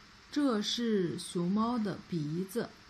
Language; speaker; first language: Chinese; native; Chinese